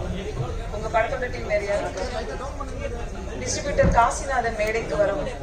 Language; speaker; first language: Tamil; native; Tamil